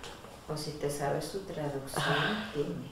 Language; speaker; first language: Spanish; native; Spanish